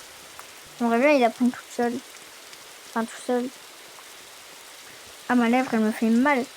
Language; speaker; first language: French; native; French